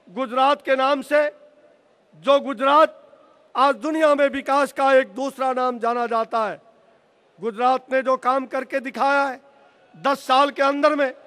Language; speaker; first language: Hindi; native; Hindi